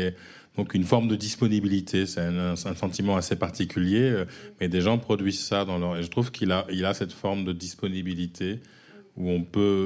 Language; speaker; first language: French; native; French